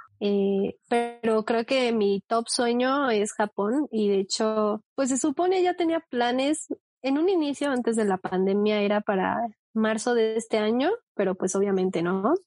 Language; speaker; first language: Spanish; native; Spanish